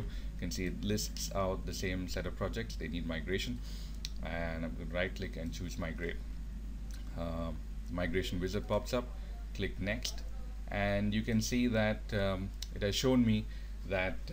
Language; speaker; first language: English; native; English